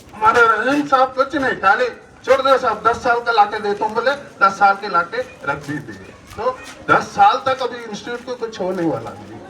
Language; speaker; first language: Hindi; non-native, local second language; Kannada